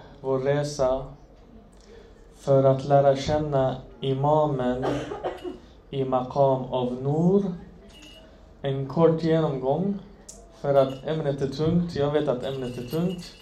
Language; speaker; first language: Swedish; non-native, fluent; Arabic